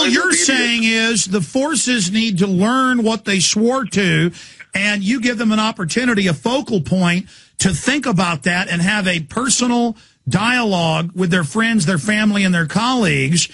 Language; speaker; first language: English; native; English